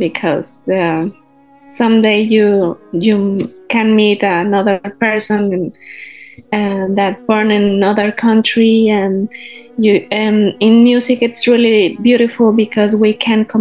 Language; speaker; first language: English; non-native, learner; Spanish